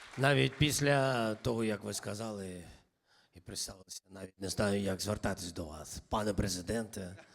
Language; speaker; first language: Ukrainian; non-native, local second language; Russian